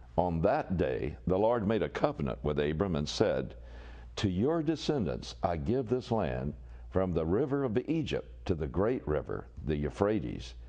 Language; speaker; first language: English; native; English